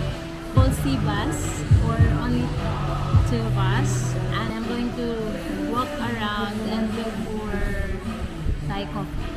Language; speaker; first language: English; non-native, local second language; Filipino